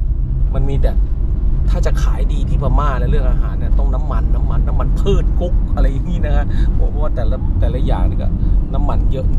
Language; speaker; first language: Thai; native; Thai